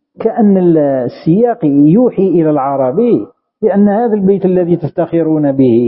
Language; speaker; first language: Arabic; native; Arabic